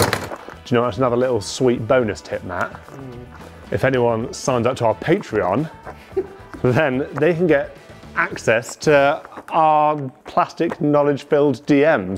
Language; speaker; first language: English; native; English